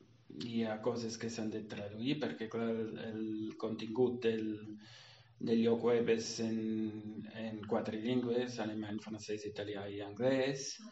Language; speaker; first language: Catalan; non-native, fluent; German